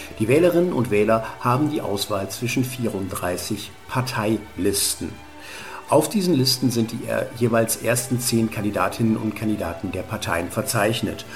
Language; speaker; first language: German; native; German